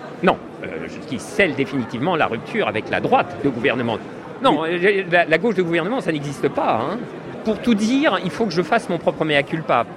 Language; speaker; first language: French; native; French